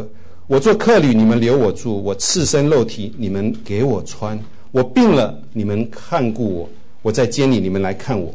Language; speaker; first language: Chinese; native; Chinese